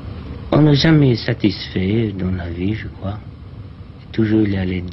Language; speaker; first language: French; non-native, learner; English